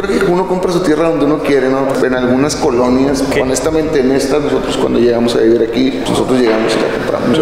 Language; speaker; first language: Spanish; native; Spanish